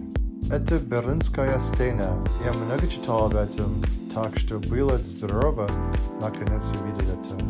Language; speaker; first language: Russian; non-native, learner; English